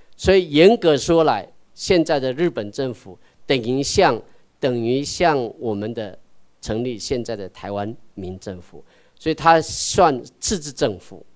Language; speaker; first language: Chinese; native; Chinese